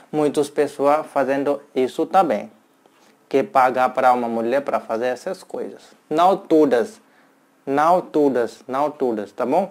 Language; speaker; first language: Portuguese; non-native, learner; Hindi